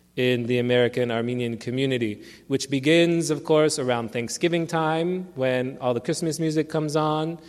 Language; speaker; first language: English; early bilingual, other home language; Armenian